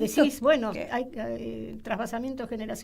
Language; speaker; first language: Spanish; native; Spanish